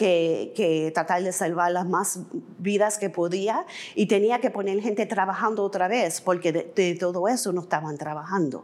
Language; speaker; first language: Spanish; early bilingual, heritage; English